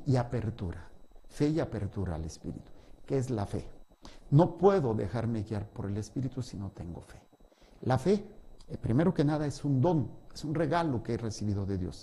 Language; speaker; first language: Spanish; native; Spanish